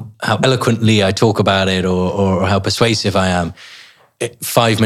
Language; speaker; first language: English; native; English